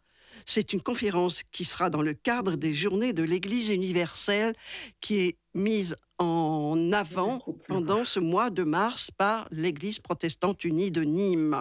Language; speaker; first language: French; native; French